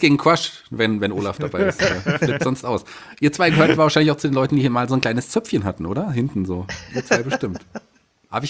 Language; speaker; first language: German; native; German